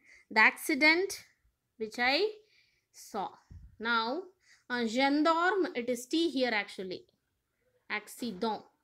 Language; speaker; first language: English; non-native, local second language; Tamil